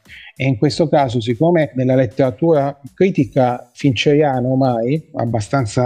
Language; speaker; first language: Italian; native; Italian